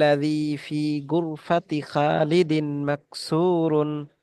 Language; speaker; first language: Arabic; non-native, fluent; Bangla